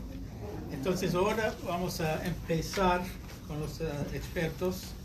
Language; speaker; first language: Spanish; non-native, fluent; English